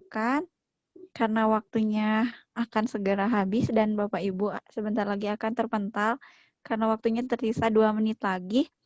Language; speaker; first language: Indonesian; native; Indonesian